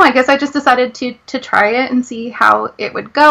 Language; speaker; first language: English; native; English